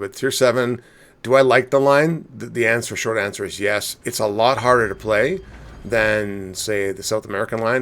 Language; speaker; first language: English; native; English